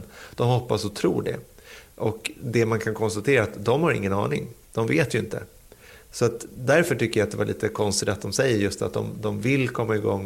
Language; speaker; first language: Swedish; native; Swedish